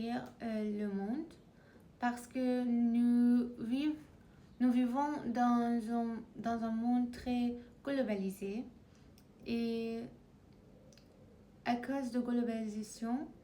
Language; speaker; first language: French; non-native, learner; Persian